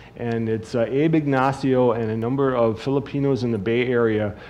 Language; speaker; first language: English; native; English